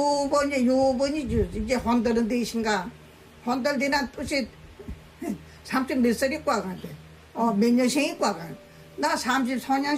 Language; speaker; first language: Korean; native; Korean